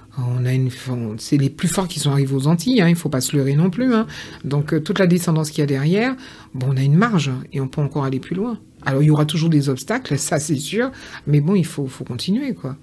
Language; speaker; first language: French; native; French